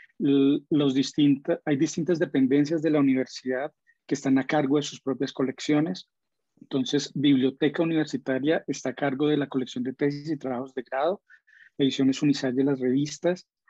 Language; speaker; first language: Spanish; native; Spanish